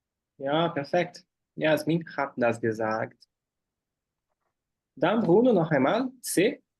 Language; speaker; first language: German; non-native, fluent; Portuguese